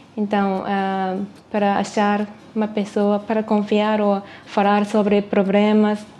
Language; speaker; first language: Portuguese; non-native, learner; Japanese